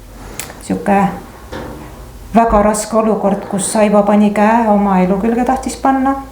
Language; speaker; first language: Estonian; native; Estonian